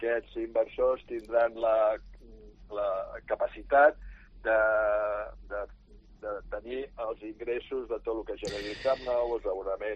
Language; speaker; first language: Catalan; native; Catalan